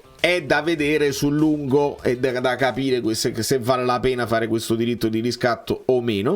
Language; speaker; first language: Italian; native; Italian